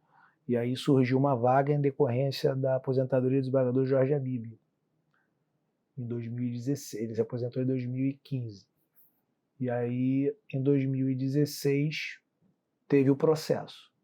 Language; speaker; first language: Portuguese; native; Portuguese